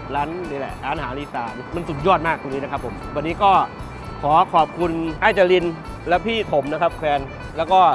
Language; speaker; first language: Thai; native; Thai